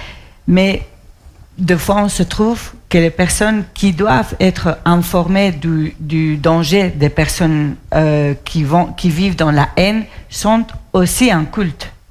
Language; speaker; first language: French; non-native, fluent; Spanish